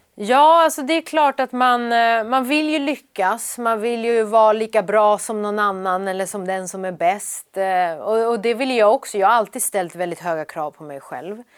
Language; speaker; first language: Swedish; early bilingual, other home language; Persian